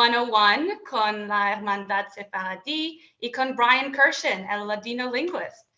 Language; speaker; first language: Spanish; non-native, learner; English